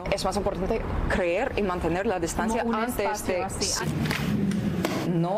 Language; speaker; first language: Spanish; non-native, fluent; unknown